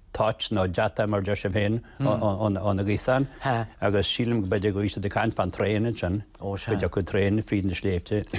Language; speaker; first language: Irish; native; Irish